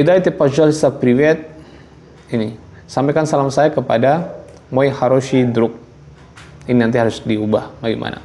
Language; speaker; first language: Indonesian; non-native, local second language; Javanese